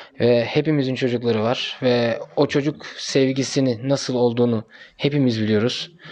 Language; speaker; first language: Turkish; early bilingual, heritage; Turkish